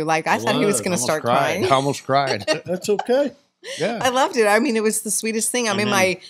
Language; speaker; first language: English; native; English